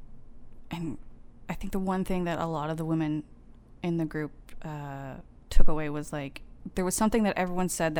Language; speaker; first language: English; native; English